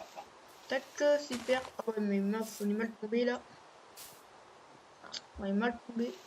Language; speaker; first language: French; native; French